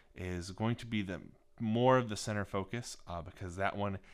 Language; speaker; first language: English; native; English